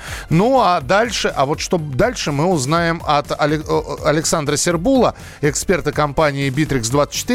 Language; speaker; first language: Russian; native; Russian